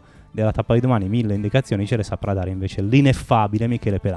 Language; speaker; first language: Italian; native; Italian